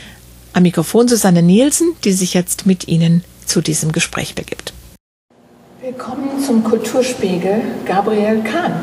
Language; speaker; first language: German; native; German